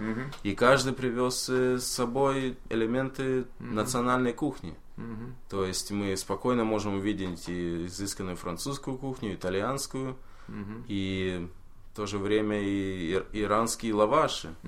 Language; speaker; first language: Russian; early bilingual, heritage; Russian